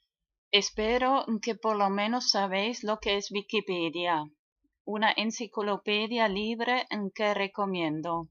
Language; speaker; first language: Spanish; non-native, fluent; German